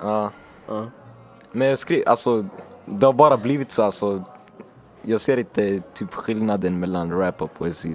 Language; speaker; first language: Swedish; early bilingual, other home language; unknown